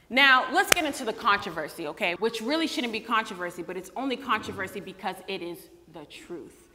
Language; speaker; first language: English; native; English